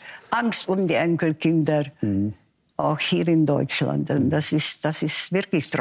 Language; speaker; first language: German; non-native, fluent; Hungarian